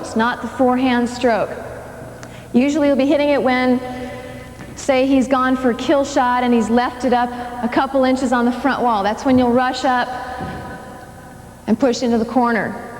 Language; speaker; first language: English; native; English